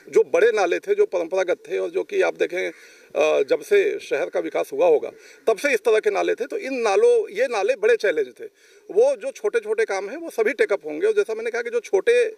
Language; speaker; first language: Hindi; native; Hindi